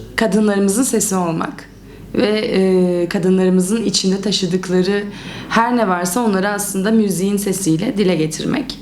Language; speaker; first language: Turkish; native; Turkish